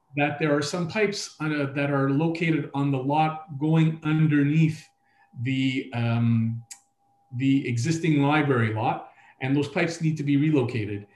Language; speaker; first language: English; native; English